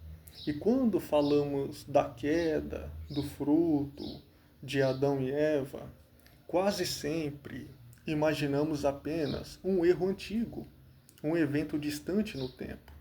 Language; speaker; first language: Portuguese; native; Portuguese